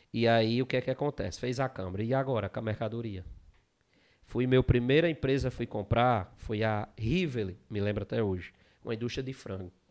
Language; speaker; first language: Portuguese; native; Portuguese